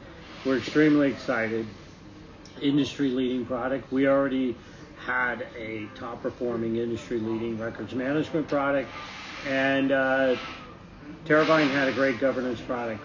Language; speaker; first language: English; native; English